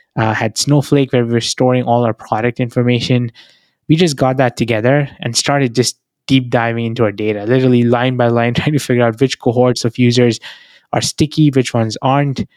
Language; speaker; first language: English; non-native, local second language; Hindi